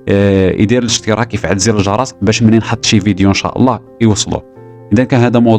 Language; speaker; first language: Arabic; native; Arabic